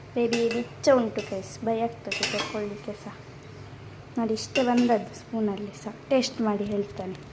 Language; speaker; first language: Kannada; native; Kannada